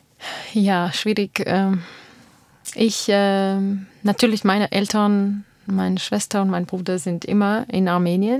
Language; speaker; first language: German; non-native, learner; Armenian